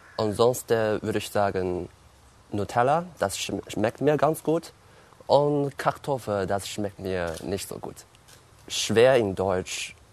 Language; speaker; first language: German; non-native, fluent; Chinese